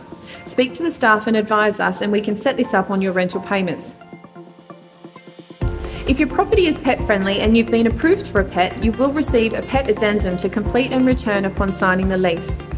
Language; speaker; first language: English; native; English